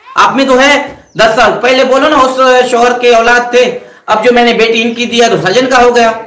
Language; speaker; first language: Urdu; non-native, local second language; Sindhi